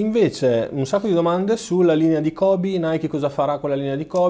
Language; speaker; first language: Italian; native; Italian